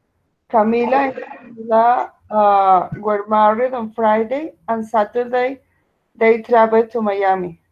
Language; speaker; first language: English; non-native, learner; Spanish